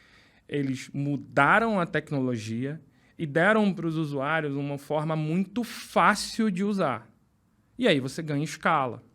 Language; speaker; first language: Portuguese; native; Portuguese